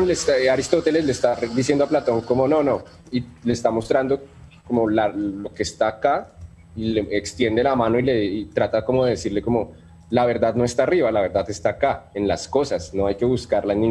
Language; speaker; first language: Spanish; native; Spanish